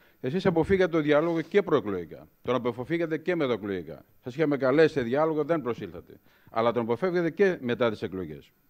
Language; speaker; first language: Greek; native; Greek